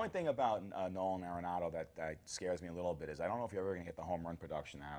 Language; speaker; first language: English; native; English